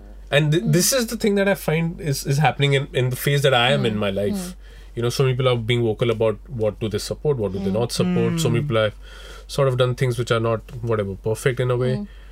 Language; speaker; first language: English; non-native, local second language; Hindi